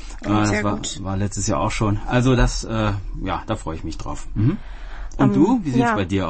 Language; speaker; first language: German; native; German